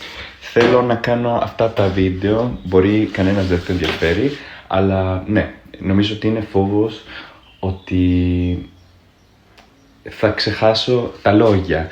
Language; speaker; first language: Greek; non-native, fluent; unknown